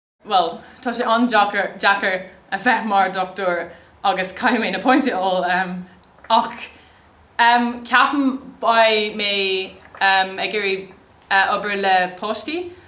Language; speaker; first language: Irish; non-native, local second language; English